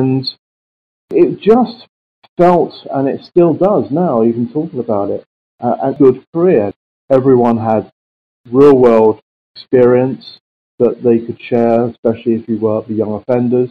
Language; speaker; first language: English; native; English